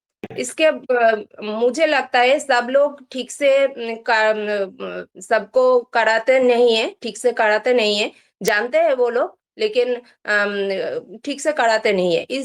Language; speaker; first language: Hindi; non-native, local second language; Bangla